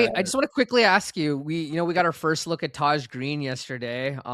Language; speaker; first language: English; native; English